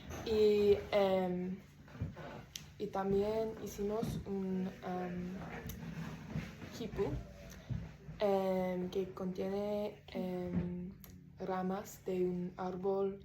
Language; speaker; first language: Spanish; non-native, learner; English